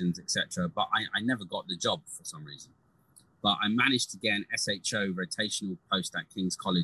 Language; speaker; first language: English; native; English